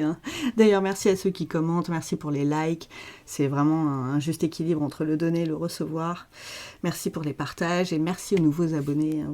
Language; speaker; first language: French; native; French